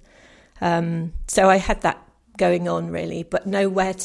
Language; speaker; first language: English; native; English